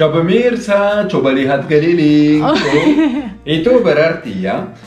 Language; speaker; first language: Indonesian; non-native, learner; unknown